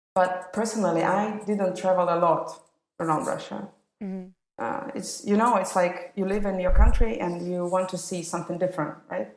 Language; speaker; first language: English; non-native, fluent; Russian